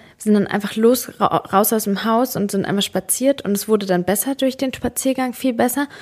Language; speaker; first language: German; early bilingual, other home language; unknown